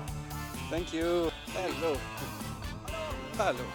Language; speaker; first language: English; non-native, learner; French